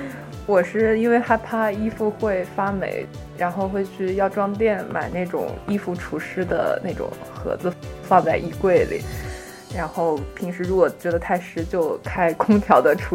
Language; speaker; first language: Chinese; native; Chinese